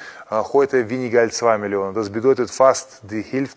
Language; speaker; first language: German; non-native, fluent; Russian